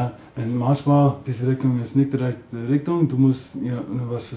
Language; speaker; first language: German; non-native, learner; English